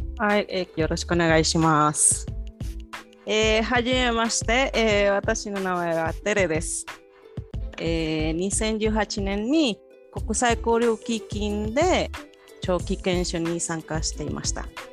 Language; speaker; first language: Japanese; non-native, fluent; Spanish